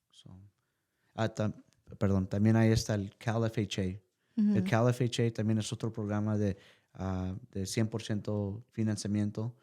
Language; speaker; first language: Spanish; early bilingual, heritage; Spanish